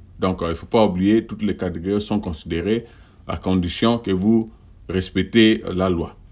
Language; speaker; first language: French; non-native, local second language; Lingala